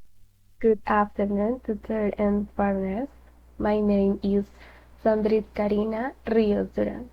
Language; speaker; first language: English; non-native, learner; Spanish